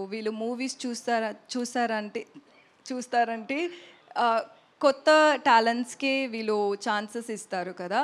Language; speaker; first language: Telugu; non-native, learner; Tamil